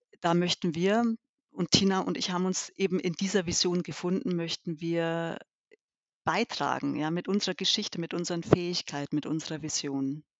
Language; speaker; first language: German; early bilingual, other home language; Albanian